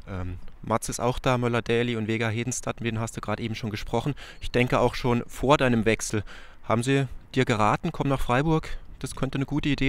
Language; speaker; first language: German; native; German